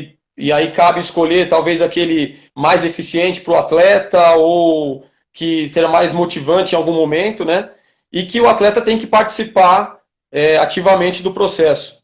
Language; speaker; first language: Portuguese; native; Portuguese